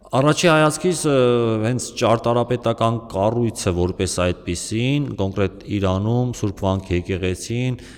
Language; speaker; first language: Armenian; native; Armenian